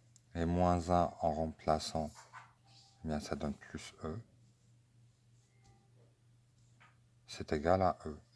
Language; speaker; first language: French; native; French